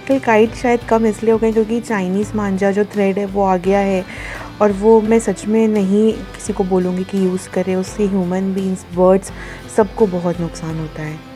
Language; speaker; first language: Hindi; non-native, local second language; Telugu